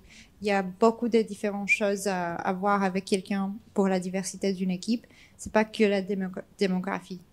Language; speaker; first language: French; non-native, fluent; English